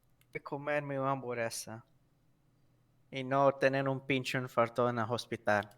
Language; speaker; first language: Spanish; non-native, learner; English